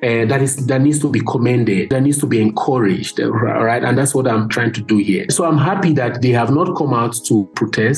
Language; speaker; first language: English; non-native, local second language; Hausa